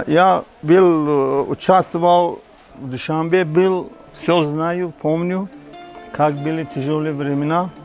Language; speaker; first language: Russian; non-native, local second language; Tajik